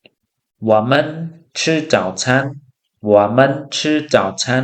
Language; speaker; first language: Chinese; non-native, fluent; Khmer